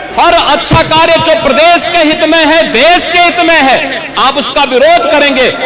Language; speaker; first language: Hindi; native; Hindi